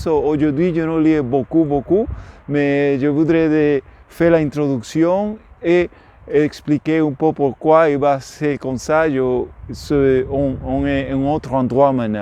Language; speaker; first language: French; non-native, learner; Spanish